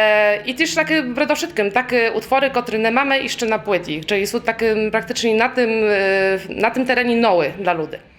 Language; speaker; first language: Polish; non-native, local second language; Rusyn